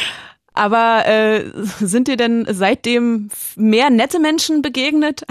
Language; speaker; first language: German; native; German